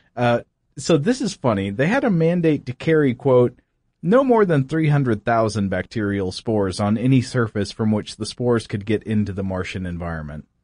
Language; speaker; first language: English; native; English